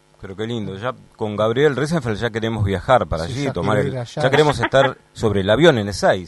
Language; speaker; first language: Spanish; native; Spanish